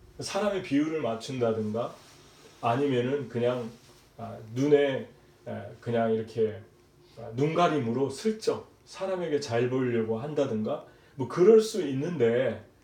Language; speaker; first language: Korean; native; Korean